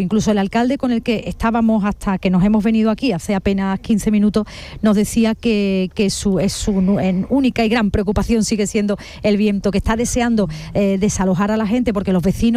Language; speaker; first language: Spanish; native; Spanish